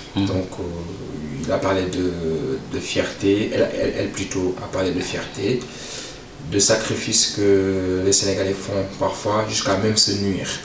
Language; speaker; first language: French; non-native, local second language; Wolof